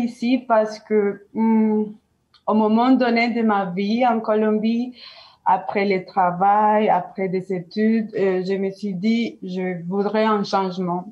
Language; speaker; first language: French; non-native, learner; Spanish